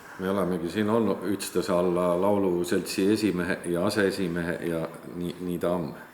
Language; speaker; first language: Estonian; native; Estonian